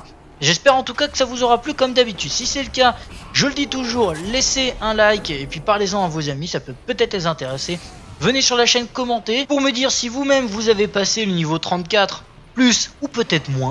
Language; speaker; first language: French; native; French